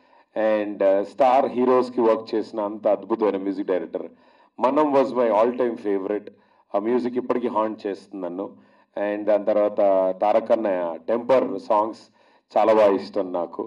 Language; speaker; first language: Telugu; native; Telugu